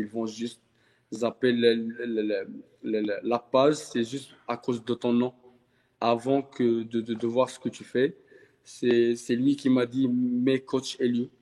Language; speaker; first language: French; non-native, local second language; Arabic